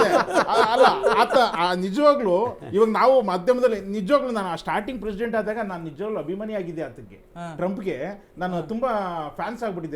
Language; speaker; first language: Kannada; native; Kannada